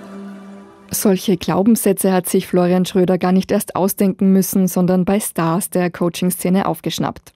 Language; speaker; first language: German; native; German